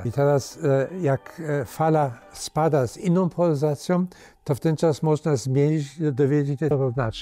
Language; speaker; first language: Polish; early bilingual, heritage; Polish